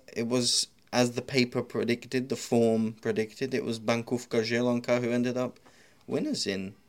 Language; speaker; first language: English; native; English